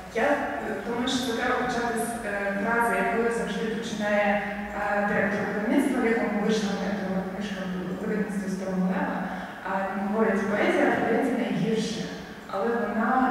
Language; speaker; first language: Polish; non-native, learner; Ukrainian